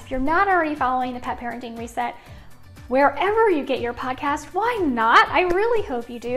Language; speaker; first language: English; native; English